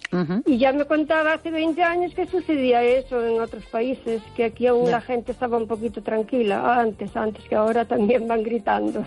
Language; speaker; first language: Spanish; native; Spanish